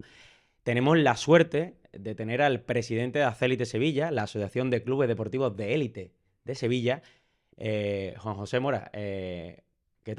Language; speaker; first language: Spanish; native; Spanish